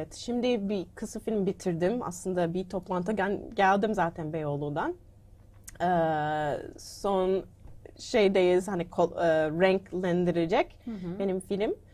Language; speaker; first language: Turkish; non-native, learner; English